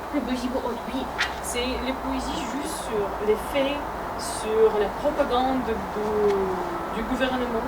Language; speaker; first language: French; non-native, fluent; Russian